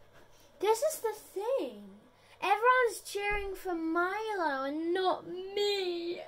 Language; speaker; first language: English; native; English